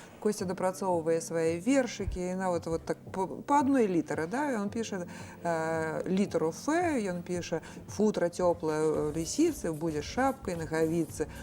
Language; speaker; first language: Belarusian; non-native, local second language; Russian